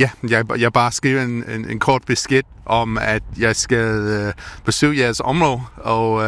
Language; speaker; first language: Danish; non-native, learner; English